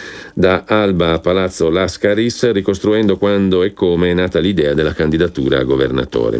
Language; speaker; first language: Italian; native; Italian